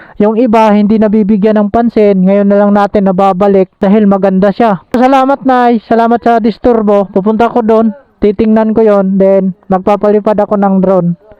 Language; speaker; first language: Filipino; non-native, local second language; Waray